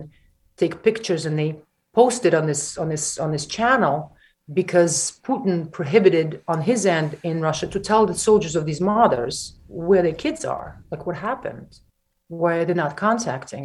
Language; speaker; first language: English; non-native, fluent; Russian